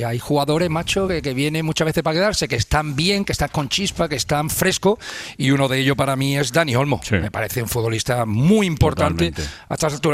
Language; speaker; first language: Spanish; native; Spanish